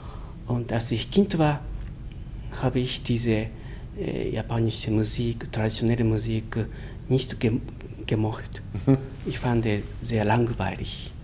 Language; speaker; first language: German; non-native, learner; Japanese